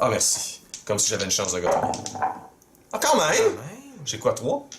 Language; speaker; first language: French; native; French